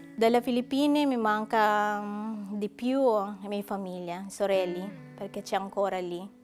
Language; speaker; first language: Italian; non-native, learner; Filipino